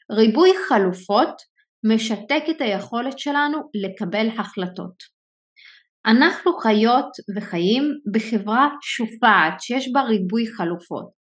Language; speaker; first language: Hebrew; non-native, local second language; Arabic